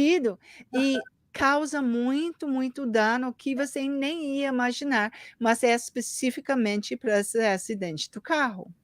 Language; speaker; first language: Portuguese; early bilingual, heritage; English